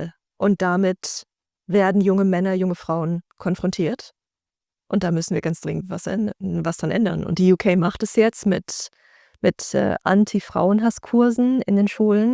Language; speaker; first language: German; native; German